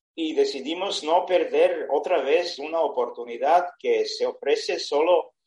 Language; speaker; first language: Spanish; non-native, fluent; Serbian